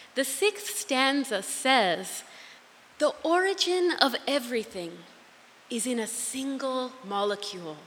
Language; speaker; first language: English; native; English